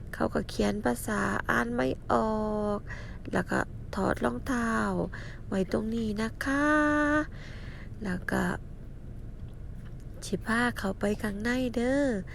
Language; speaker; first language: Thai; native; Thai